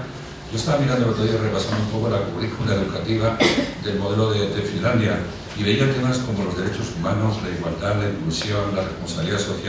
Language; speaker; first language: Spanish; native; Spanish